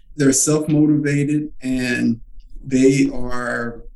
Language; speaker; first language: English; native; English